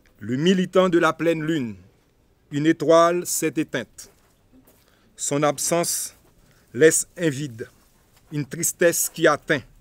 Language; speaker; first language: French; non-native, local second language; Haitian Creole